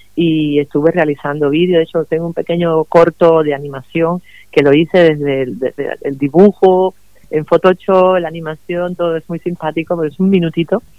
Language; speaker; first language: Spanish; native; Spanish